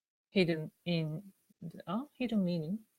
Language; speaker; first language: English; non-native, learner; Japanese